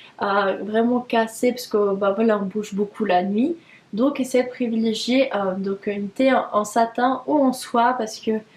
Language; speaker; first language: French; native; French